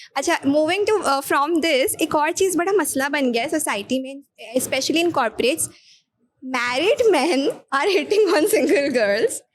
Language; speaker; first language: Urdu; native; Urdu